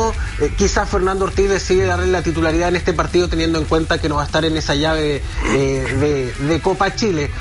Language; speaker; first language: Spanish; native; Spanish